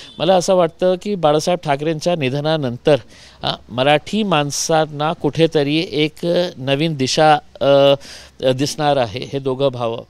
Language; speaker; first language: Marathi; non-native, local second language; Urdu